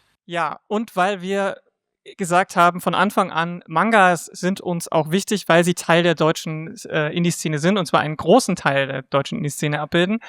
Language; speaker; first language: German; native; German